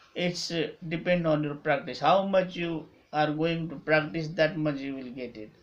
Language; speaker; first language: English; non-native, local second language; Nepali